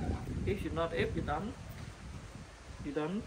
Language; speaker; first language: English; non-native, learner; Khmer